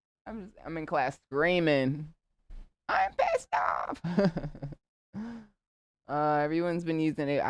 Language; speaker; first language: English; native; English